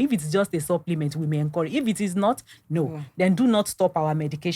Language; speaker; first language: English; non-native, local second language; Yoruba